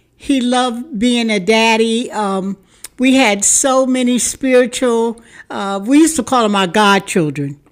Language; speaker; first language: English; native; English